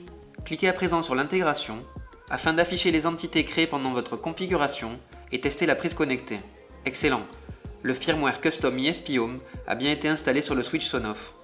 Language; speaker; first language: French; native; French